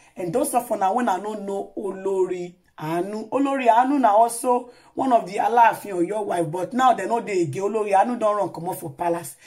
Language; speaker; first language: Nigerian Pidgin; non-native, local second language; Yoruba